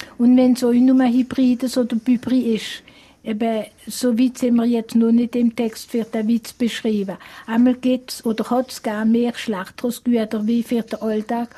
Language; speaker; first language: German; non-native, local second language; Swiss German